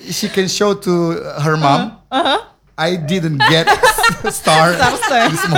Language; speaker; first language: English; non-native, learner; Indonesian